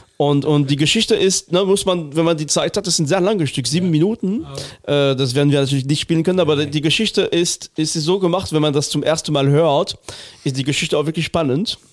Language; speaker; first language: German; non-native, fluent; French